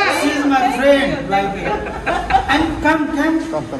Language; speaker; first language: English; non-native, learner; Nepali